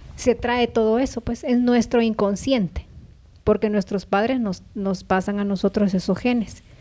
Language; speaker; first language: Spanish; native; Spanish